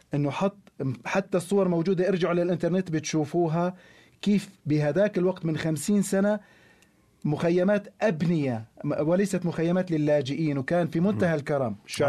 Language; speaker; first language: Arabic; native; Arabic